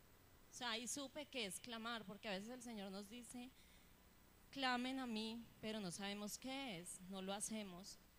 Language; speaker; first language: Spanish; native; Spanish